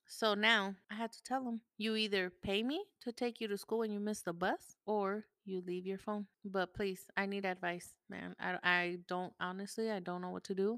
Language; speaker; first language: English; early bilingual, other home language; Spanish